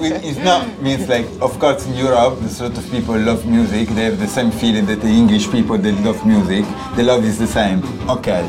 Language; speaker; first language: English; non-native, learner; Italian